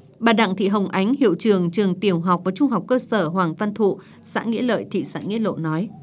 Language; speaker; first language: Vietnamese; native; Vietnamese